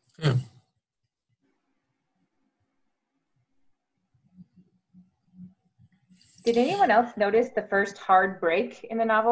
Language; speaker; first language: English; native; English